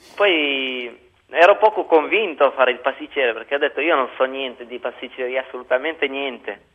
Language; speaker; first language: Italian; early bilingual, other home language; Albanian